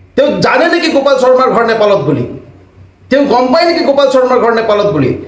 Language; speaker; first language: Assamese; non-native, local second language; Nepali